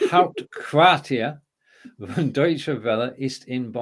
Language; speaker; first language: German; non-native, learner; English